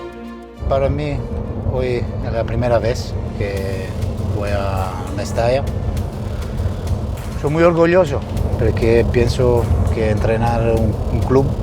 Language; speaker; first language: Spanish; non-native, learner; Italian